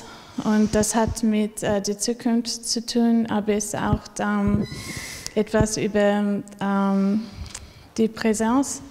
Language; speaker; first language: German; non-native, learner; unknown